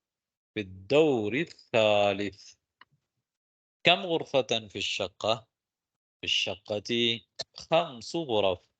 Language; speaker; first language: Arabic; non-native, fluent; Tamil